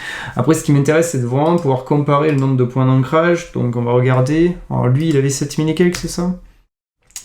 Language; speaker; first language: French; native; French